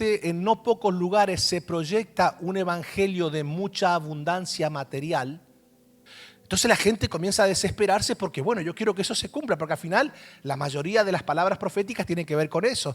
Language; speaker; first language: Spanish; native; Spanish